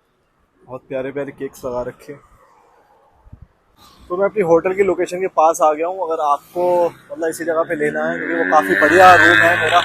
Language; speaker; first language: Hindi; native; Hindi